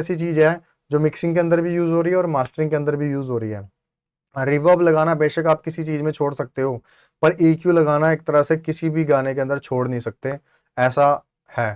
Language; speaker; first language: Hindi; native; Hindi